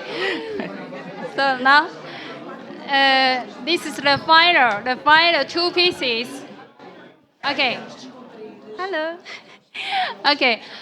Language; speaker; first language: English; non-native, learner; Chinese